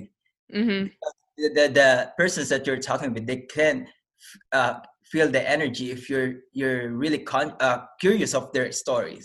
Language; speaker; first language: English; non-native, local second language; Filipino